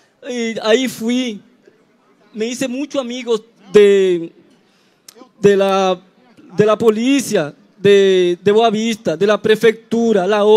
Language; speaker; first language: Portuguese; non-native, learner; Spanish